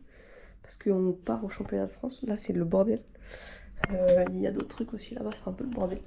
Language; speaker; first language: French; native; French